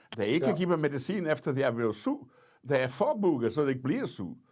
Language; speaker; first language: Danish; non-native, fluent; Portuguese